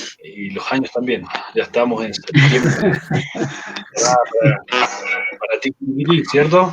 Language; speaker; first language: Spanish; native; Spanish